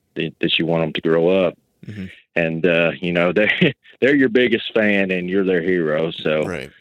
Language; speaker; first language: English; native; English